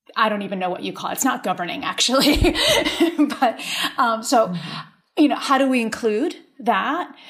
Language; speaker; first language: English; early bilingual, other home language; Spanish